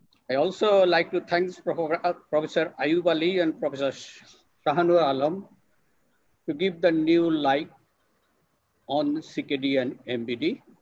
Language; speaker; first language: English; non-native, local second language; Bangla